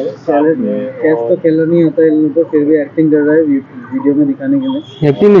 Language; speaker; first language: Hindi; non-native, local second language; Assamese